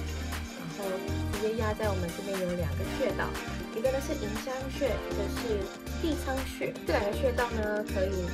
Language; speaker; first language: Chinese; native; Chinese